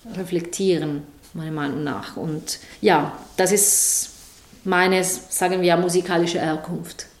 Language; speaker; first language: German; non-native, fluent; Italian